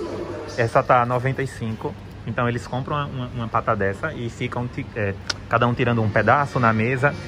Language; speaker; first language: Portuguese; native; Portuguese